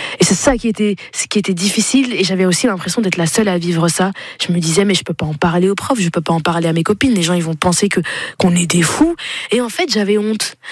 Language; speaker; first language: French; native; French